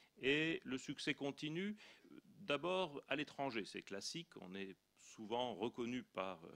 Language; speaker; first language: French; native; French